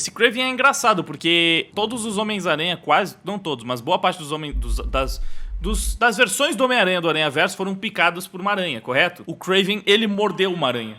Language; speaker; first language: Portuguese; native; Portuguese